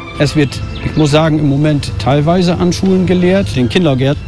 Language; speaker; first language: German; non-native, local second language; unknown